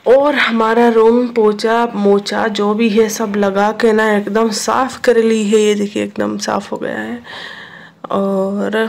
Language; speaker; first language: Hindi; non-native, local second language; Assamese